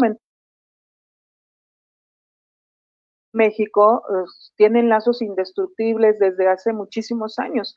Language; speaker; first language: Spanish; native; Spanish